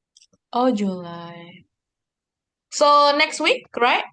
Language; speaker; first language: English; non-native, fluent; Indonesian